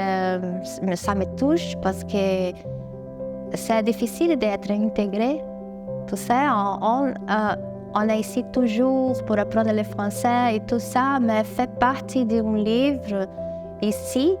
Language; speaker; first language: French; non-native, learner; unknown